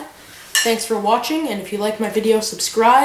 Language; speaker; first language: English; native; English